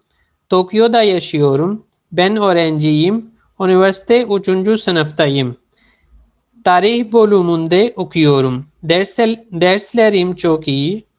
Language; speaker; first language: Turkish; non-native, fluent; Urdu